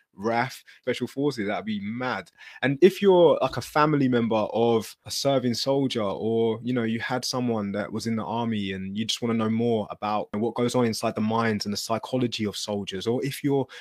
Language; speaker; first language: English; native; English